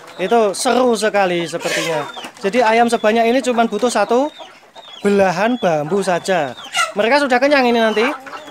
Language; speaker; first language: Indonesian; native; Indonesian